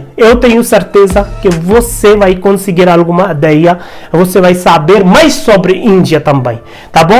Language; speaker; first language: Portuguese; non-native, learner; Hindi